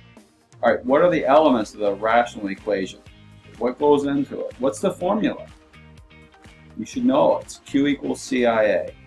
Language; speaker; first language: English; native; English